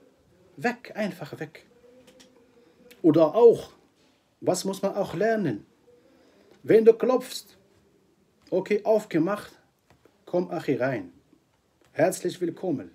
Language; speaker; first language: German; non-native, fluent; Arabic